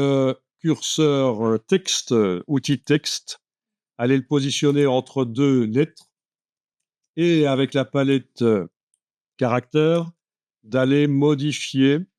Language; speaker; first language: French; native; French